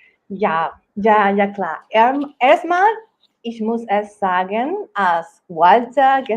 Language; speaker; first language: German; non-native, learner; Spanish